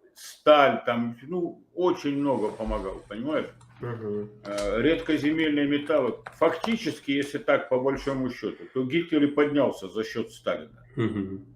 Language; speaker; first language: Russian; native; Russian